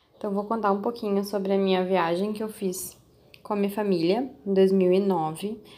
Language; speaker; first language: Portuguese; native; Portuguese